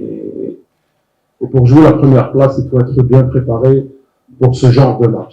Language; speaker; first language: French; non-native, local second language; Arabic